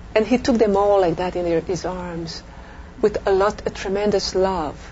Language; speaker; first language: English; non-native, fluent; French